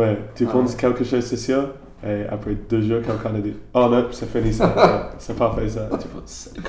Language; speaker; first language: French; non-native, learner; English